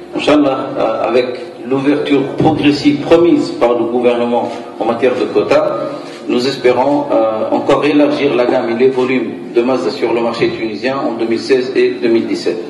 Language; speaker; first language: French; non-native, local second language; Arabic